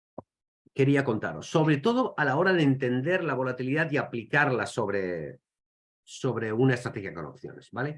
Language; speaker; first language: Spanish; native; Spanish